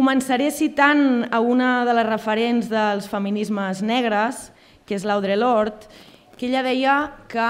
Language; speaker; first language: Catalan; native; Catalan